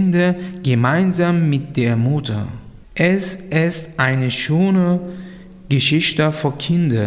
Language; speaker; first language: German; non-native, learner; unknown